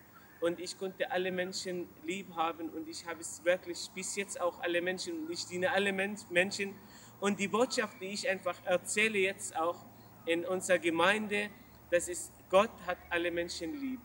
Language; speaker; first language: German; non-native, learner; Arabic